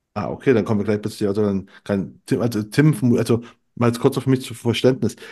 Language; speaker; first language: German; native; German